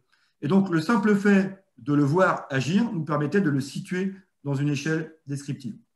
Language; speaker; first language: French; native; French